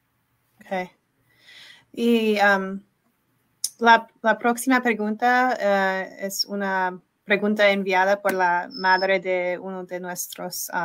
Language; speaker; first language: Spanish; non-native, learner; English